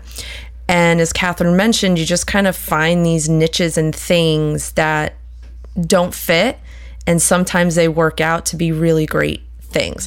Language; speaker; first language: English; native; English